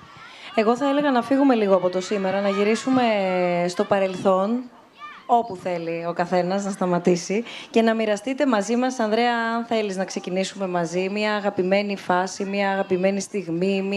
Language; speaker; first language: Greek; native; Greek